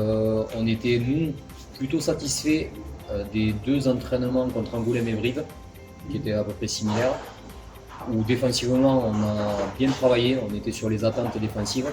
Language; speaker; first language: French; native; French